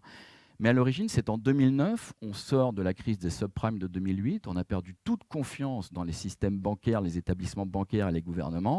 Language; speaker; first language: French; native; French